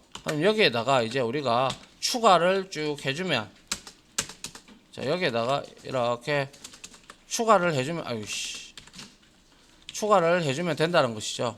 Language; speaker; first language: Korean; native; Korean